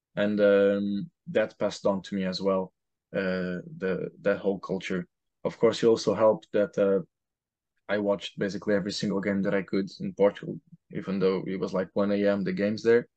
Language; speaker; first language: English; non-native, fluent; Portuguese